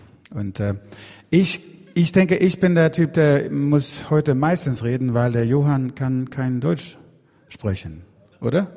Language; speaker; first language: German; non-native, fluent; Swedish